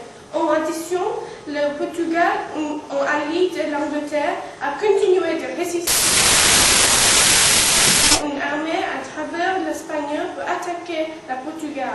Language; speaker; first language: French; non-native, learner; English